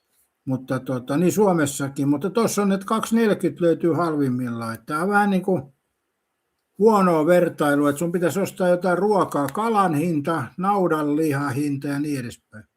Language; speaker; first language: Finnish; native; Finnish